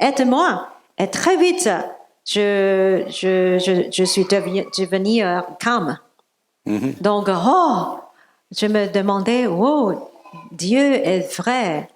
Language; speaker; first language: French; non-native, learner; Cantonese